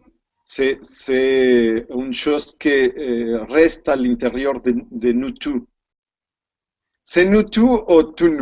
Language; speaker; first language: French; non-native, learner; Spanish